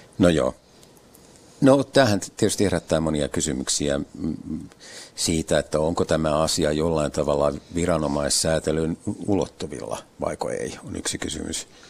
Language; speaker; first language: Finnish; native; Finnish